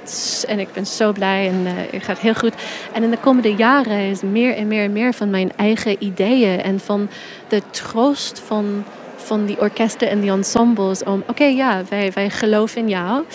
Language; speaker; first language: Dutch; non-native, fluent; English